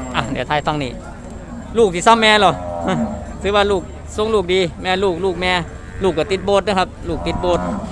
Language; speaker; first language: Thai; non-native, local second language; Northeastern Thai